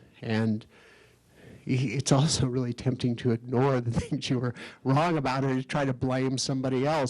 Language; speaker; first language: English; native; English